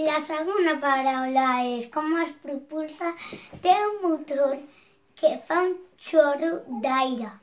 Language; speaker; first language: Catalan; non-native, local second language; Spanish